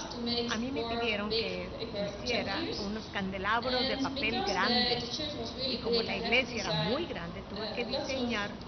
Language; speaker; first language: Spanish; non-native, fluent; Dutch